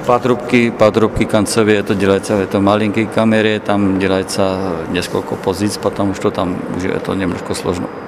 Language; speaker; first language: Russian; non-native, learner; Slovak